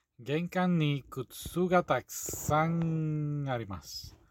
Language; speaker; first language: Japanese; non-native, learner; English